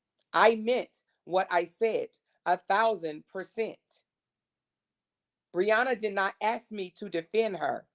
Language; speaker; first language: English; native; English